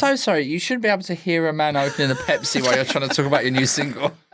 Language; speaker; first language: English; native; English